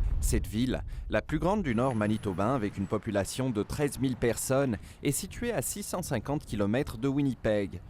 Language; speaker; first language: French; native; French